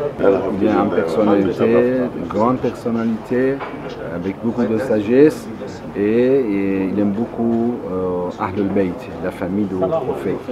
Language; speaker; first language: French; non-native, learner; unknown